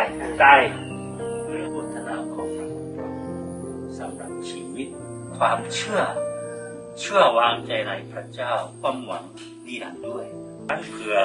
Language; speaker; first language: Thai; non-native, fluent; Korean